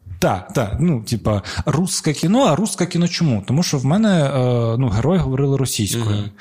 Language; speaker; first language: Ukrainian; non-native, local second language; Russian